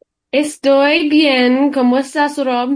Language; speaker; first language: Spanish; early bilingual, heritage; Spanish